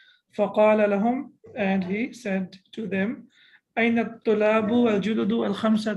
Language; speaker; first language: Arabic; non-native, fluent; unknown